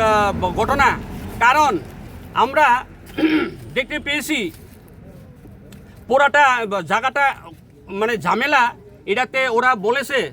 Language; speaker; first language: Bangla; non-native, local second language; Kok Borok